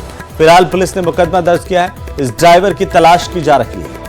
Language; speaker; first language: Hindi; native; Hindi